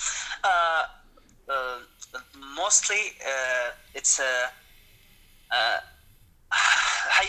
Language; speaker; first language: English; non-native, learner; Russian